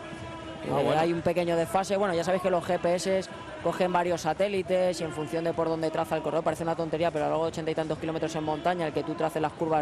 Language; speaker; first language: Spanish; native; Spanish